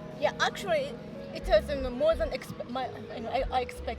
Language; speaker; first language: English; non-native, fluent; Japanese